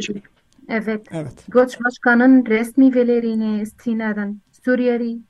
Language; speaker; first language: Turkish; non-native, learner; Arabic